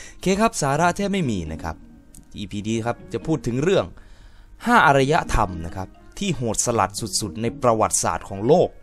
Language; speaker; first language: Thai; native; Thai